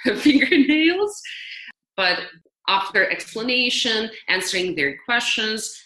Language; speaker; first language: English; non-native, fluent; Serbian